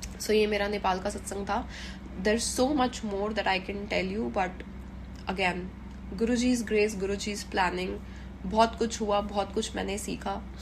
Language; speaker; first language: Hindi; native; Hindi